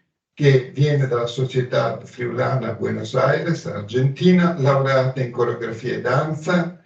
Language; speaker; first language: Italian; native; Italian